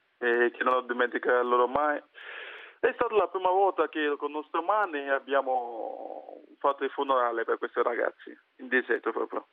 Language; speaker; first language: Italian; non-native, learner; English